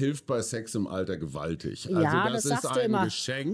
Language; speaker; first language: German; native; German